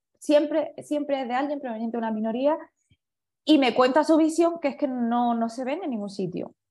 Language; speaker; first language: Spanish; early bilingual, other home language; Chinese